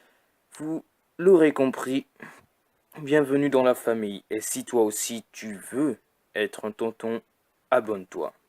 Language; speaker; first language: French; native; French